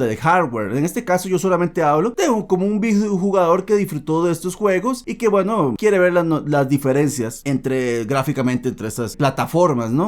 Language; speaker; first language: Spanish; native; Spanish